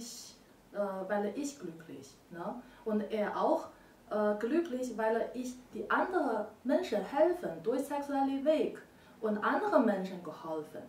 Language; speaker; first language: German; non-native, learner; Chinese